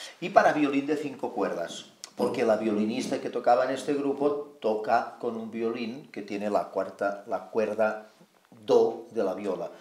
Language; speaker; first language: Spanish; non-native, local second language; Catalan